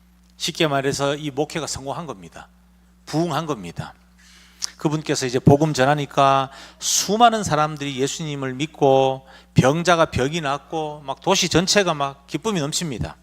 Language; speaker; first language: Korean; native; Korean